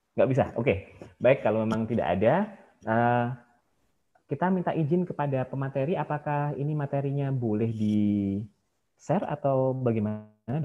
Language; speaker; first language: Indonesian; native; Indonesian